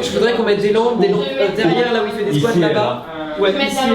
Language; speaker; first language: French; native; French